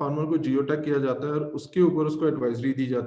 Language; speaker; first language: Hindi; native; Hindi